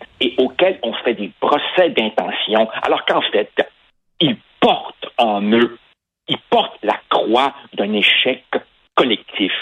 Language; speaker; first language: French; early bilingual, other home language; Spanish